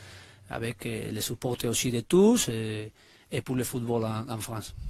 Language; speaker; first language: French; non-native, learner; Spanish